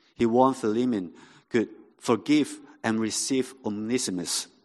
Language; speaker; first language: English; non-native, local second language; Cantonese